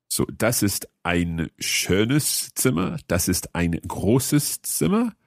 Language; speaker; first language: German; non-native, learner; English